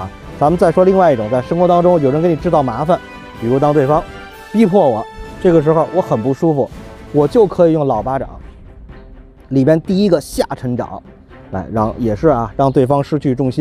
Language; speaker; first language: Chinese; native; Chinese